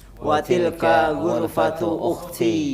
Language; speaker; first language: Arabic; non-native, learner; Indonesian